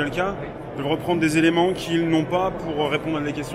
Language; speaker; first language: French; native; French